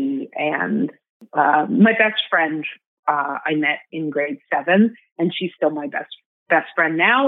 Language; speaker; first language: English; native; English